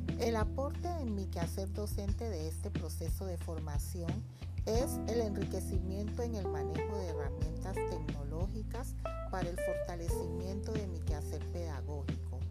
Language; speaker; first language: Spanish; native; Spanish